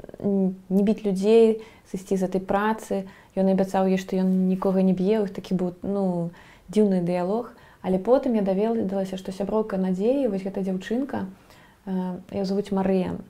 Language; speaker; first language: Belarusian; native; Belarusian